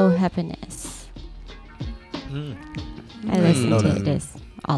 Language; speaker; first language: English; non-native, learner; Japanese